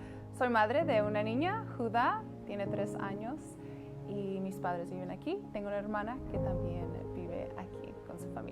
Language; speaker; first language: Spanish; early bilingual, heritage; Spanish